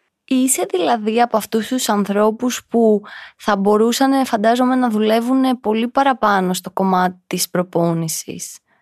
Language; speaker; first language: Greek; native; Greek